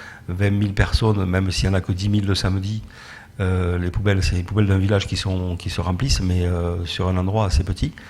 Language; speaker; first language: French; native; French